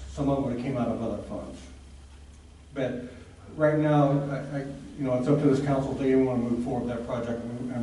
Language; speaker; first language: English; native; English